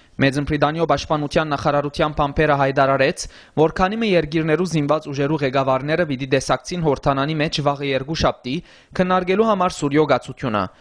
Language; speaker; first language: Armenian; early bilingual, heritage; Armenian